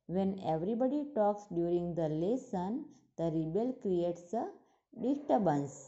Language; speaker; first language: English; non-native, local second language; Gujarati